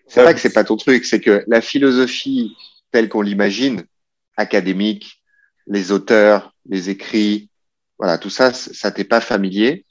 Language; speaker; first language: French; native; French